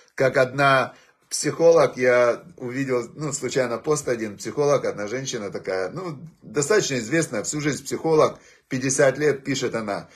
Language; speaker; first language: Russian; native; Russian